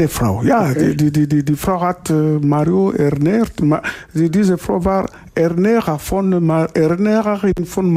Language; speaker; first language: German; non-native, learner; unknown